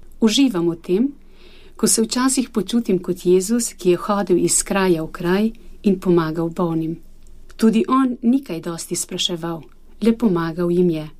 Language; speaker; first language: Slovenian; non-native, fluent; Albanian